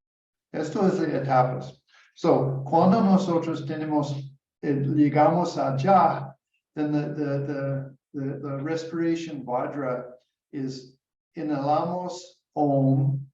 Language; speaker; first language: Spanish; non-native, learner; English